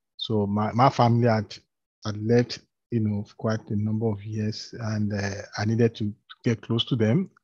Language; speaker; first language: English; non-native, local second language; Yoruba